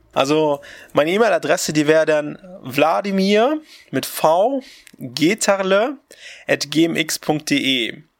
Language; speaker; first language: German; early bilingual, other home language; Russian